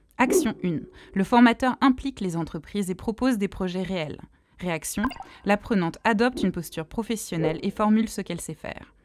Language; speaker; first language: French; native; French